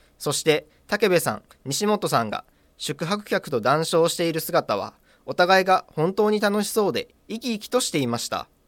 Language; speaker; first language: Japanese; native; Japanese